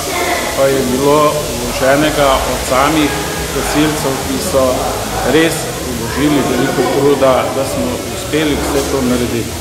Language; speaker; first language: Slovenian; native; Slovenian